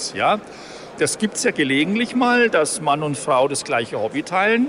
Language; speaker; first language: German; native; German